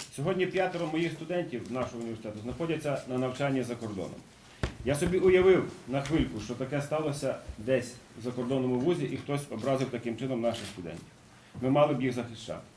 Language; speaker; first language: Ukrainian; native; Ukrainian